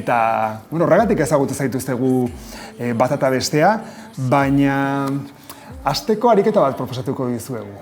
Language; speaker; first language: Basque; native; Basque